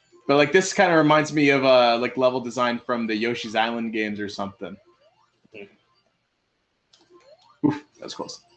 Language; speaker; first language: English; native; English